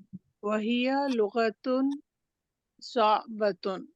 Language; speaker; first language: Arabic; non-native, learner; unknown